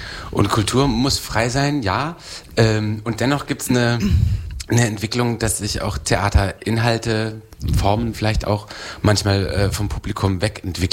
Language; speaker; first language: German; native; German